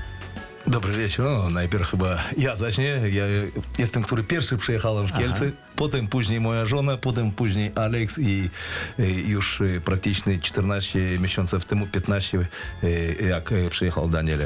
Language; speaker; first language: Polish; non-native, fluent; Russian